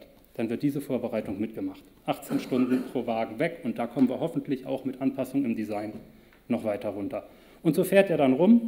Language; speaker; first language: German; native; German